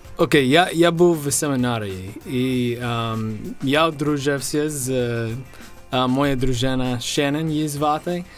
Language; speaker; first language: Ukrainian; non-native, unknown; English